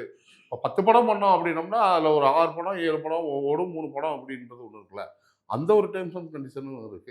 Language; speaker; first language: Tamil; native; Tamil